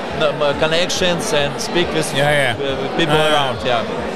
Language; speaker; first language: English; non-native, learner; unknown